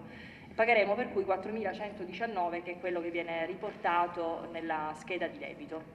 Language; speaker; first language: Italian; native; Italian